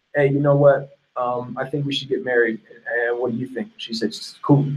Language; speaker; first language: English; native; English